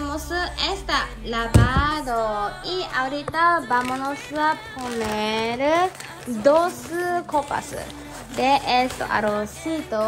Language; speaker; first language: Spanish; non-native, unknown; Japanese